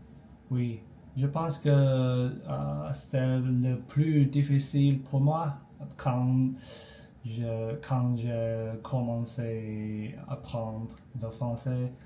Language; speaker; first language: French; non-native, learner; Chinese